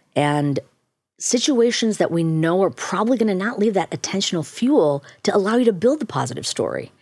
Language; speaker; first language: English; native; English